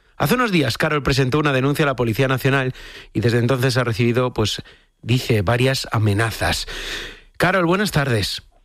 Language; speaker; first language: Spanish; native; Spanish